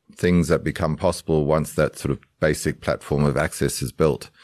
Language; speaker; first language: English; native; English